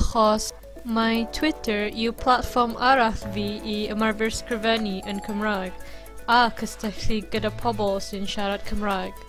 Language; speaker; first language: Welsh; non-native, learner; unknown